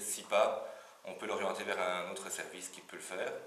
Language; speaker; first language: French; native; French